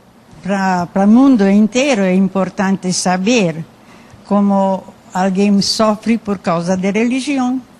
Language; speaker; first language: Portuguese; non-native, learner; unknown